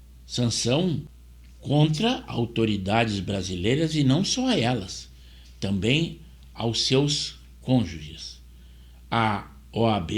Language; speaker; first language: Portuguese; native; Portuguese